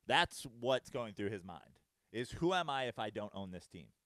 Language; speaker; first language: English; native; English